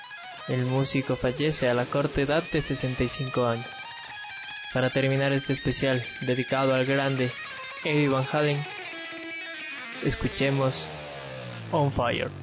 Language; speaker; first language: Spanish; native; Spanish